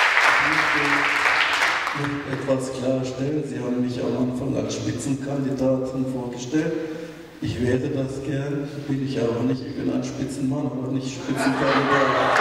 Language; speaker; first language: German; non-native, fluent; Turkish